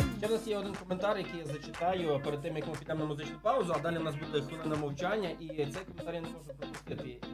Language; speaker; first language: Ukrainian; native; Ukrainian